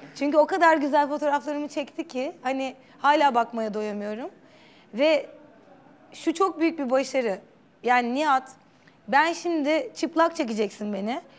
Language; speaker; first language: Turkish; native; Turkish